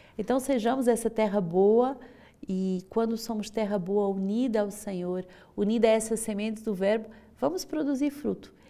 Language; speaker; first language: Portuguese; non-native, fluent; French